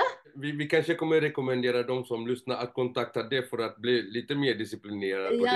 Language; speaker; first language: Swedish; non-native, fluent; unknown